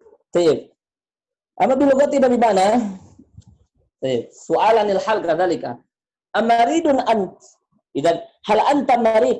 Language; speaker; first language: Arabic; non-native, fluent; Indonesian